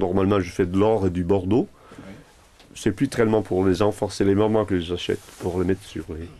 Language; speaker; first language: French; non-native, local second language; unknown